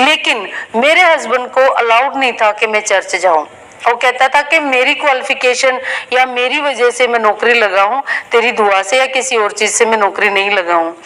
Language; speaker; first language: Hindi; native; Hindi